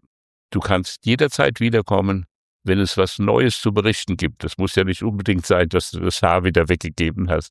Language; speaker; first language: German; native; German